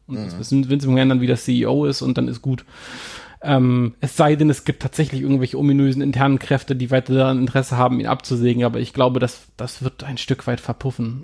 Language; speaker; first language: German; native; German